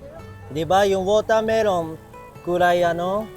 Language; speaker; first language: Filipino; non-native, learner; Japanese